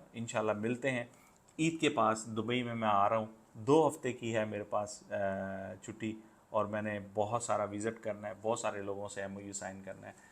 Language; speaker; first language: Urdu; non-native, local second language; Punjabi